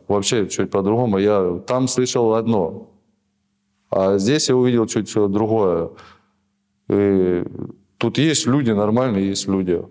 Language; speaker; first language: Russian; native; Russian